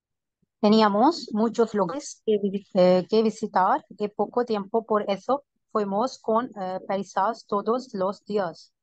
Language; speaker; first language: Spanish; non-native, learner; Urdu